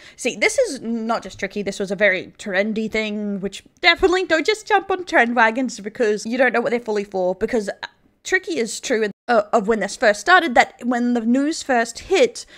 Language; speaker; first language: English; native; English